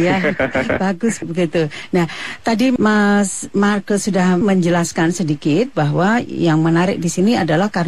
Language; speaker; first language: Indonesian; native; Indonesian